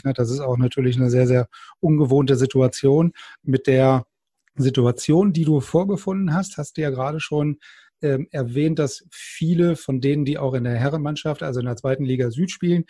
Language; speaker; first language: German; native; German